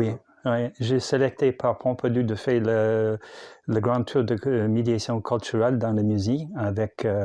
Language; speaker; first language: French; non-native, learner; English